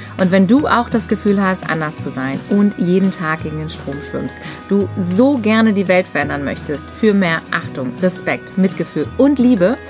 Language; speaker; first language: German; native; German